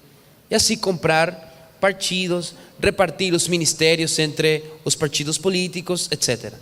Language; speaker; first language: Portuguese; non-native, fluent; Spanish